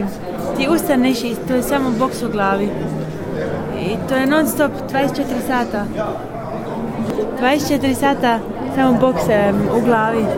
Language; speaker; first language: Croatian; early bilingual, heritage; Bosnian